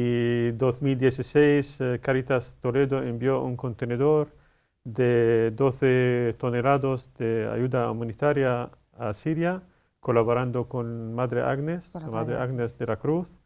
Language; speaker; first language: Spanish; non-native, learner; Arabic